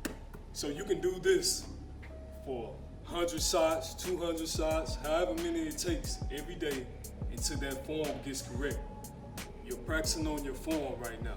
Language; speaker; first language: English; native; English